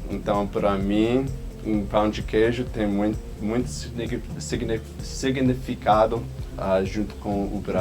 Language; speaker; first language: Portuguese; non-native, fluent; English